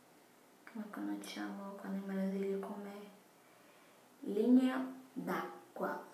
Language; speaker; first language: Italian; non-native, fluent; Portuguese